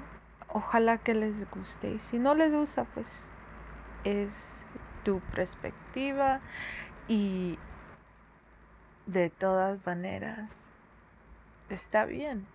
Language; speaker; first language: Spanish; early bilingual, heritage; Spanish